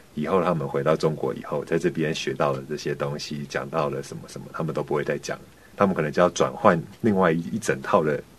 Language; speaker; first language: Chinese; native; Chinese